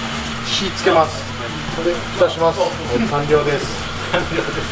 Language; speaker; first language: Japanese; native; Japanese